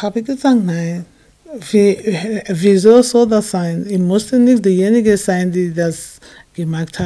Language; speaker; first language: German; non-native, fluent; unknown